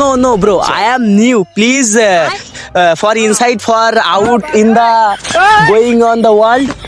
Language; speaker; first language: English; non-native, learner; Bangla